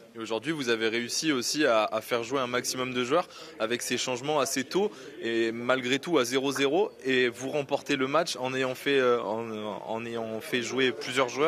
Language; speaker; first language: French; native; French